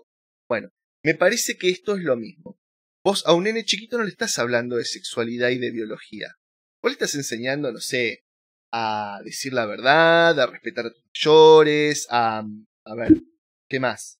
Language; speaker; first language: Spanish; native; Spanish